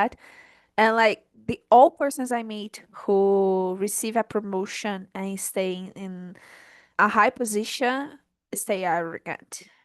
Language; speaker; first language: English; non-native, learner; Portuguese